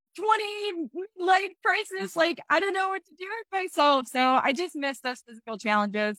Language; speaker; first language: English; native; English